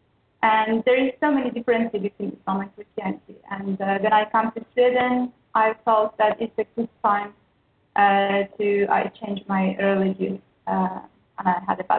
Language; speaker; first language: English; non-native, learner; Persian